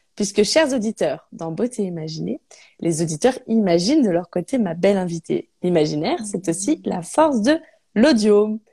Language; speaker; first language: French; native; French